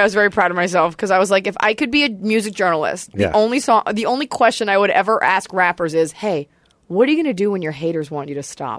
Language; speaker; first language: English; native; English